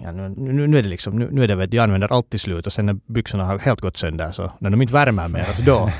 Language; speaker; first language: Swedish; native; Swedish